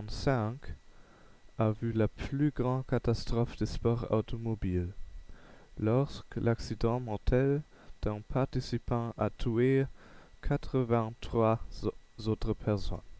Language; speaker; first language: French; non-native, learner; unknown